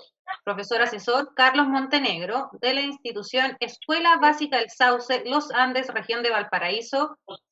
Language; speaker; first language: Spanish; native; Spanish